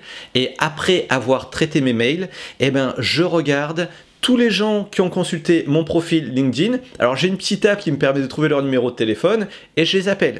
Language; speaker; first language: French; native; French